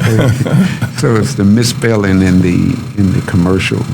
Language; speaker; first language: English; native; English